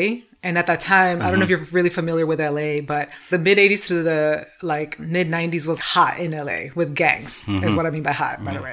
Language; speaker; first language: English; early bilingual, other home language; Spanish